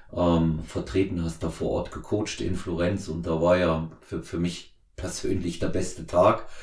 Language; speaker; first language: German; native; German